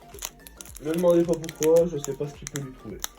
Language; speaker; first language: French; native; French